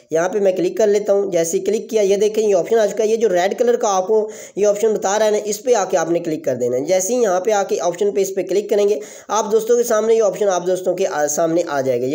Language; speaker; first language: Urdu; non-native, local second language; Punjabi